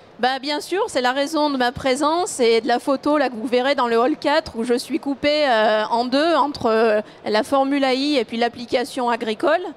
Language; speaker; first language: French; native; French